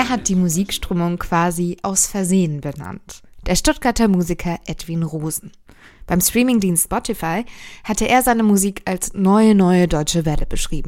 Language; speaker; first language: German; native; German